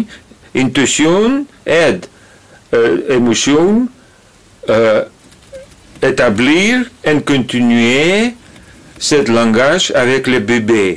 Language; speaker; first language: French; non-native, learner; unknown